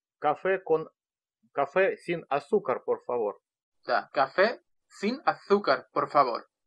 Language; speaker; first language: Spanish; non-native, learner; Russian